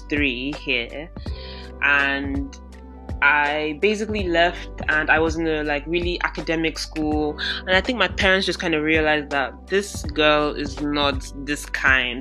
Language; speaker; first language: English; non-native, local second language; Yoruba